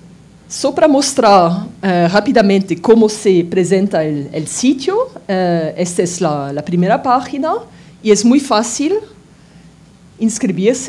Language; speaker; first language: Spanish; non-native, fluent; French